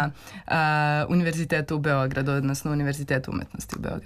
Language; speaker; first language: Serbian; native; Serbian